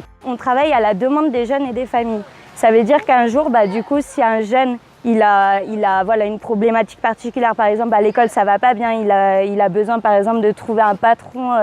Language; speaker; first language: French; native; French